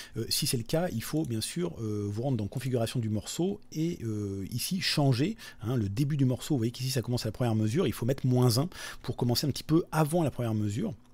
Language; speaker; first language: French; native; French